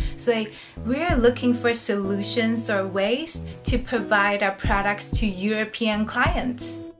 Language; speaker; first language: English; non-native, fluent; Chinese